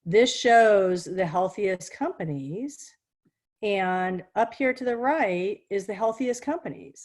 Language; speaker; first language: English; native; English